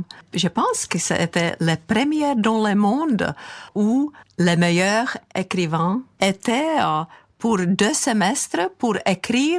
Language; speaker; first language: French; non-native, fluent; Czech